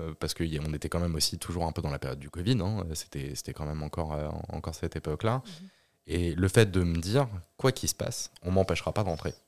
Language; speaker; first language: French; native; French